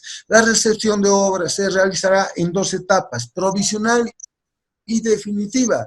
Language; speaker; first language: Spanish; native; Spanish